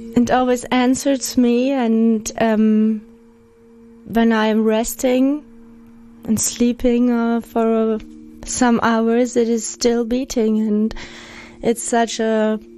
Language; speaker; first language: English; non-native, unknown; German